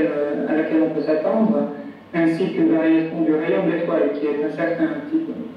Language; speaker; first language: French; native; French